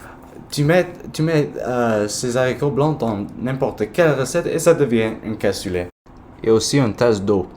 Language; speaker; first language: French; non-native, learner; English